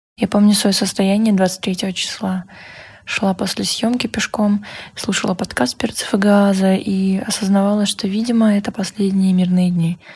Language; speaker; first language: Russian; native; Russian